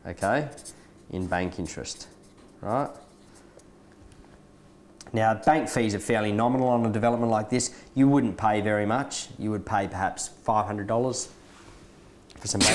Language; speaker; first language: English; native; English